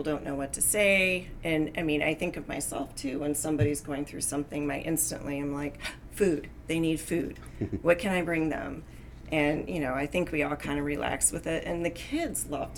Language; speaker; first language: English; native; English